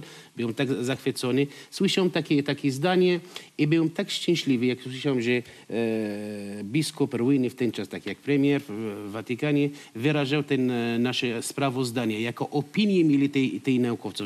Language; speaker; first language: Polish; non-native, learner; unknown